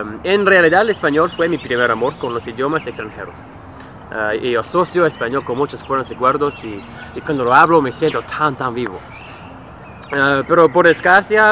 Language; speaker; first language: Spanish; non-native, fluent; English